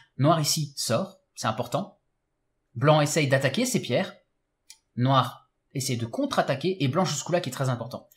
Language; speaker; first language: French; native; French